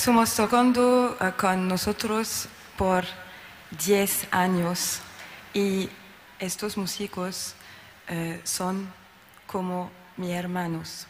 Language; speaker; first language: Spanish; non-native, learner; French